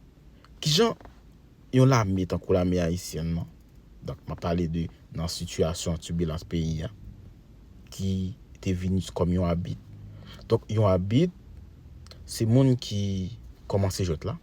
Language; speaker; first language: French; non-native, local second language; Haitian Creole